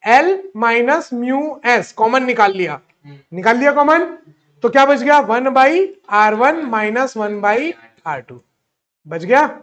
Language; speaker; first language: Hindi; native; Hindi